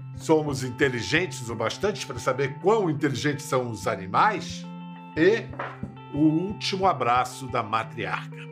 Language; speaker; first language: Portuguese; native; Portuguese